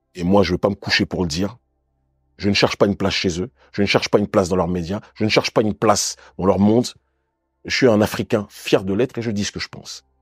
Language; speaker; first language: French; native; French